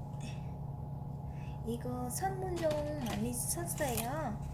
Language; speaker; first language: Korean; non-native, fluent; Vietnamese